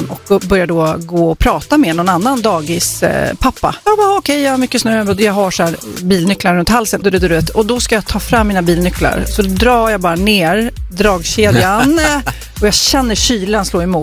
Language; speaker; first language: Swedish; native; Swedish